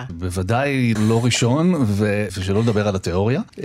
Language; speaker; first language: Hebrew; native; Hebrew